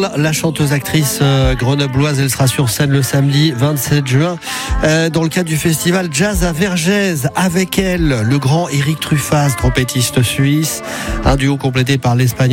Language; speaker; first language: French; native; French